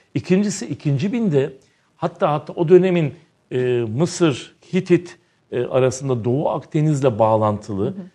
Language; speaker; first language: Turkish; native; Turkish